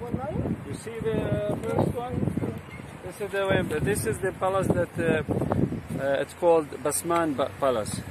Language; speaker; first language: English; non-native, fluent; Arabic